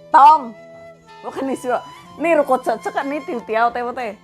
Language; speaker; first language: Chinese; non-native, learner; Javanese